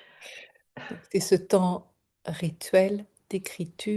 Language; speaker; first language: French; native; French